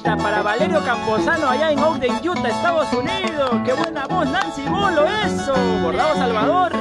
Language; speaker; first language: Spanish; non-native, local second language; Quechua